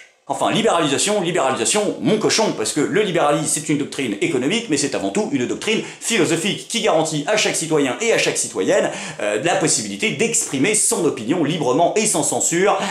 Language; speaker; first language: French; native; French